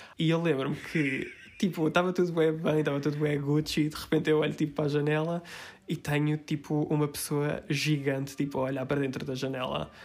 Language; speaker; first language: Portuguese; early bilingual, heritage; Portuguese